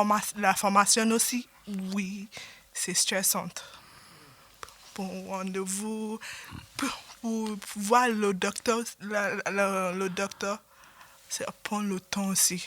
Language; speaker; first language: French; non-native, learner; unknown